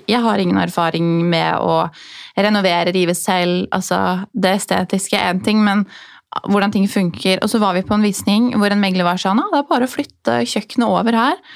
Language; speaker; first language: Norwegian; native; Norwegian